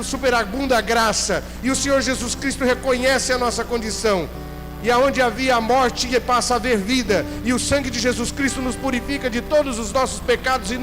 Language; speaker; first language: Portuguese; native; Portuguese